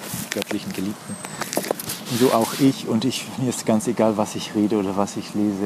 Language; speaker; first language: German; native; German